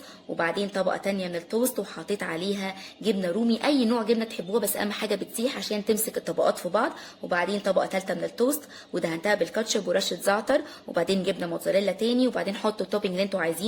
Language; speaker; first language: Arabic; native; Arabic